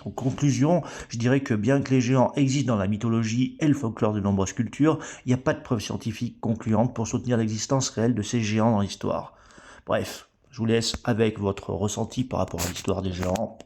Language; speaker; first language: French; native; French